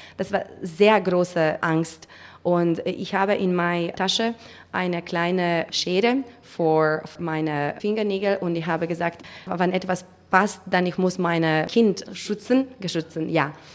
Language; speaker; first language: German; non-native, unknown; Macedonian